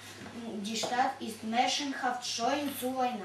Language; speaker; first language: German; non-native, learner; Russian